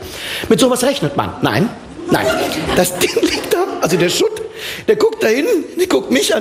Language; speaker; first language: German; native; German